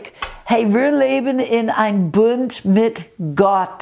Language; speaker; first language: German; non-native, fluent; English